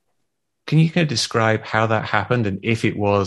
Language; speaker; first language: English; native; English